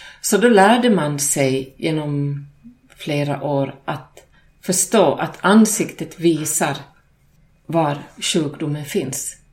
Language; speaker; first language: Swedish; native; Swedish